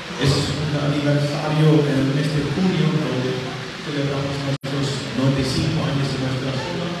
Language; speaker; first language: Spanish; non-native, local second language; German